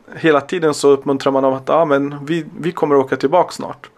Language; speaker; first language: Swedish; early bilingual, other home language; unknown